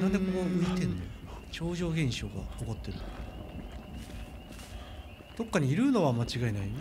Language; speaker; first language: Japanese; native; Japanese